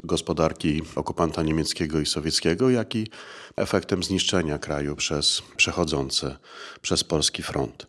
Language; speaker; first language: Polish; native; Polish